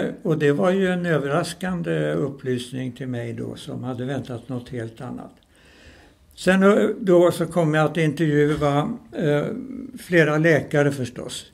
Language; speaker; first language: Swedish; native; Swedish